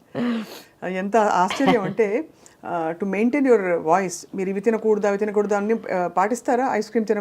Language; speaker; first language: Telugu; native; Telugu